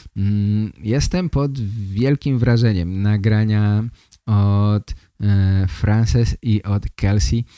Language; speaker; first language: Polish; native; Polish